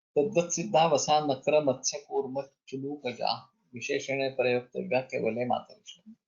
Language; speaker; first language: Hindi; non-native, local second language; Marathi